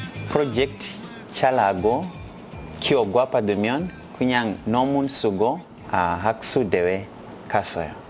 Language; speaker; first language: Korean; non-native, learner; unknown